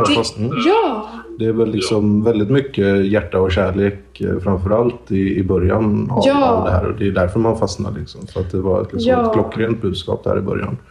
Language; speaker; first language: Swedish; native; Swedish